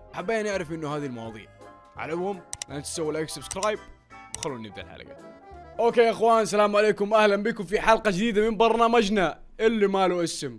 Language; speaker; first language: Arabic; native; Arabic